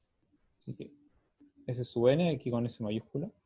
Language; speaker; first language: Spanish; native; Spanish